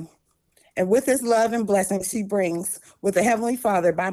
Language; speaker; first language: English; native; English